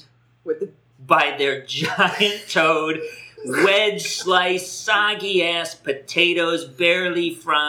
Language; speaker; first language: English; native; English